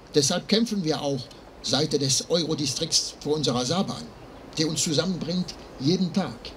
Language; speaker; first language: German; non-native, fluent; French